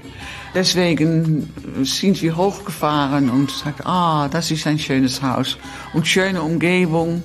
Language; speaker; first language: German; non-native, learner; Dutch